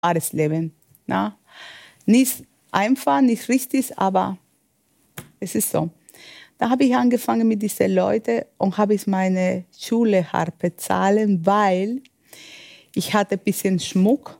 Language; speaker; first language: German; non-native, fluent; Spanish